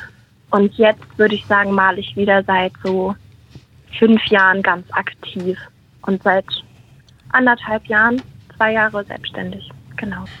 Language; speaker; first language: German; native; German